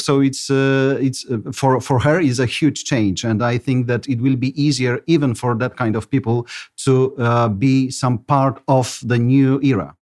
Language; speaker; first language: English; non-native, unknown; Polish